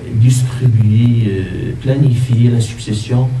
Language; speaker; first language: French; non-native, local second language; Arabic